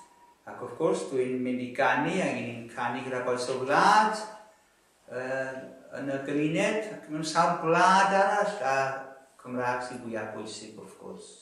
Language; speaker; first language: Welsh; native; Welsh